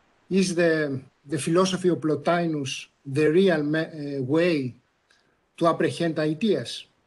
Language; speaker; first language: English; non-native, fluent; Greek